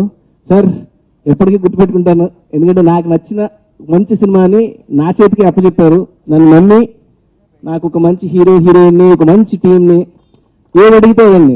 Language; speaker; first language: Telugu; native; Telugu